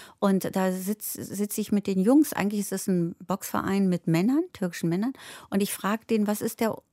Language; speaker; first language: German; early bilingual, other home language; Turkish